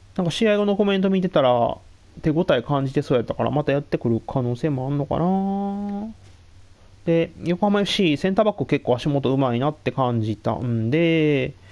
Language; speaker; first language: Japanese; native; Japanese